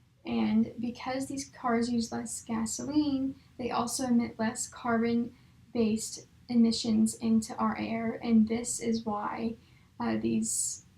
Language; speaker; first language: English; native; English